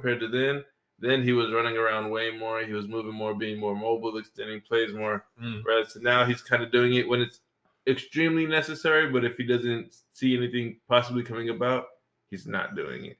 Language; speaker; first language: English; native; English